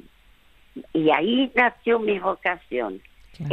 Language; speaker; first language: Spanish; early bilingual, other home language; French